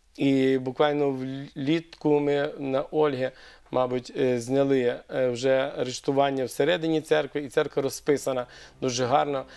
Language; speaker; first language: Ukrainian; native; Ukrainian